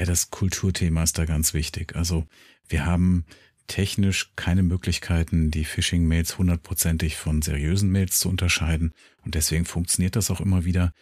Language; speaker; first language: German; native; German